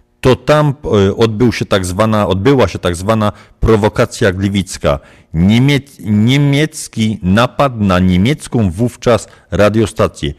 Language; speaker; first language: Polish; native; Polish